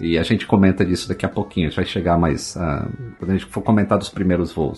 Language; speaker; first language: Portuguese; native; Portuguese